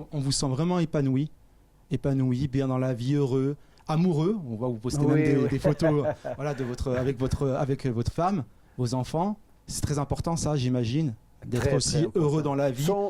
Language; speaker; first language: French; native; French